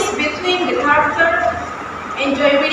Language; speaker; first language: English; non-native, fluent; Indonesian